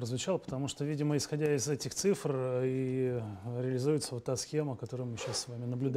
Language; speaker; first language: Russian; native; Russian